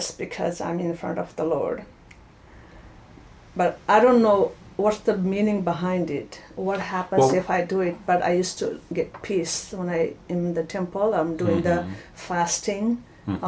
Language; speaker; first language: English; non-native, local second language; Nepali